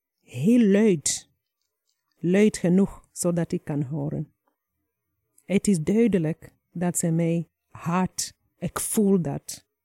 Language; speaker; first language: Dutch; non-native, fluent; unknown